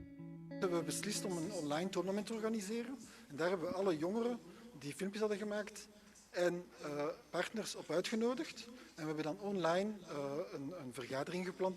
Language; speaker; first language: Dutch; native; Dutch